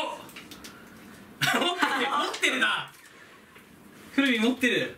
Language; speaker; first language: Japanese; native; Japanese